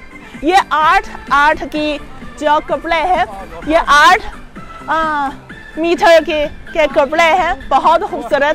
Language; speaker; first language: Hindi; non-native, fluent; Chinese